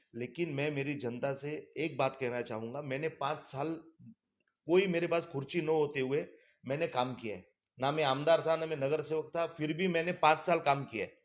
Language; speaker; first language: Hindi; non-native, local second language; Gujarati